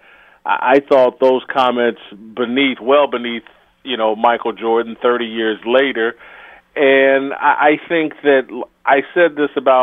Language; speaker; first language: English; native; English